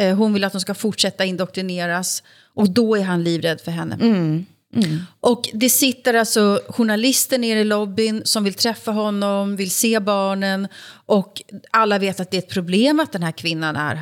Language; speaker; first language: Swedish; native; Swedish